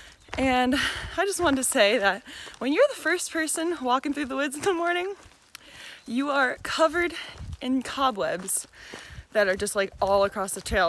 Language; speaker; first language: English; native; English